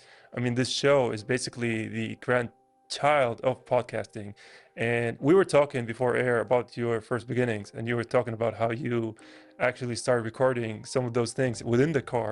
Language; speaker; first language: English; non-native, fluent; Arabic